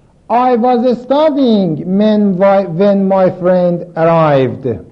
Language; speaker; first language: English; non-native, fluent; Persian